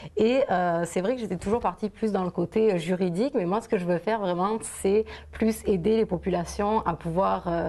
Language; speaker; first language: French; native; French